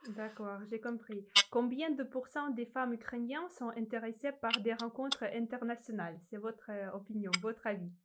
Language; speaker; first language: French; non-native, fluent; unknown